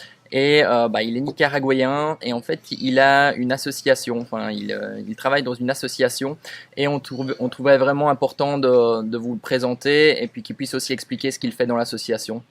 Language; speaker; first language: French; native; French